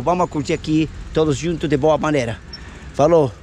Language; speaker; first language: Portuguese; non-native, fluent; Spanish